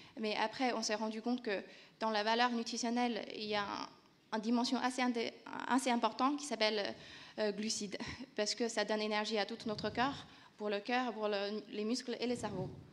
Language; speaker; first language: French; non-native, fluent; Chinese